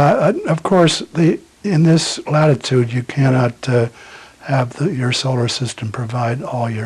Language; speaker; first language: English; native; English